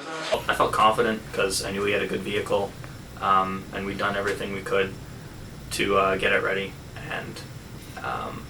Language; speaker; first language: English; native; English